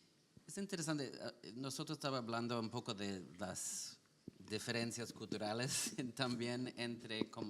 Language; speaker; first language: Spanish; non-native, learner; English